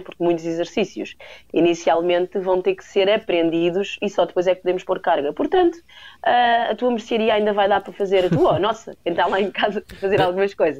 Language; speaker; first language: Portuguese; native; Portuguese